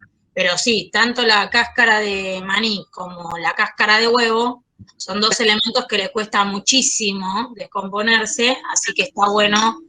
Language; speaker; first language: Spanish; native; Spanish